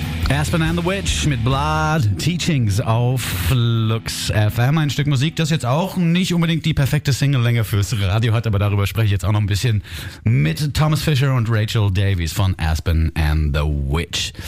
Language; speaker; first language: German; native; German